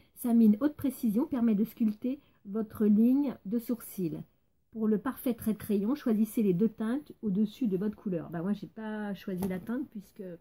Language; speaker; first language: French; native; French